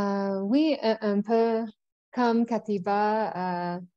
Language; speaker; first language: French; non-native, local second language; English